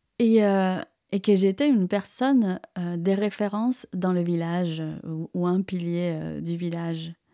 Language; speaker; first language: French; non-native, fluent; Spanish